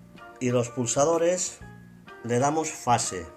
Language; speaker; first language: Spanish; native; Spanish